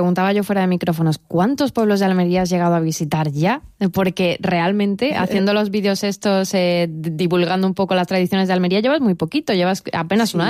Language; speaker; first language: Spanish; native; Spanish